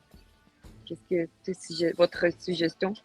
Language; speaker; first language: French; non-native, learner; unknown